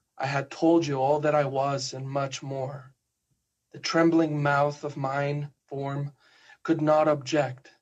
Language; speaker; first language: English; non-native, fluent; Spanish